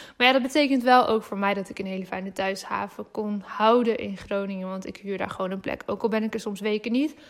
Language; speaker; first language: Dutch; native; Dutch